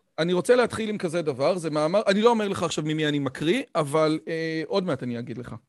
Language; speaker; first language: Hebrew; native; Hebrew